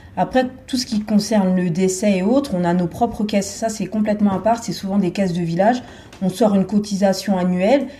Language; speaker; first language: French; native; French